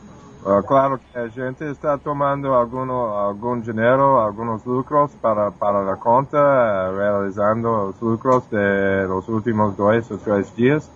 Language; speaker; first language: Portuguese; non-native, fluent; English